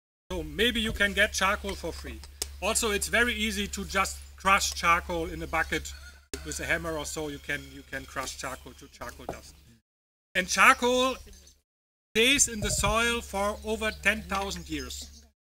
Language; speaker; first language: English; non-native, fluent; German